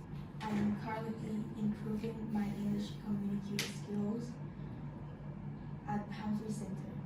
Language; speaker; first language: English; non-native, fluent; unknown